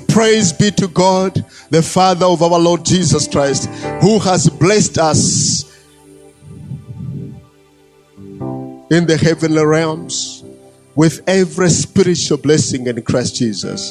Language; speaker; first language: English; non-native, local second language; Nyanja